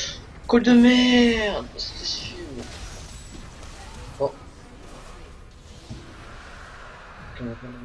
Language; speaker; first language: French; native; French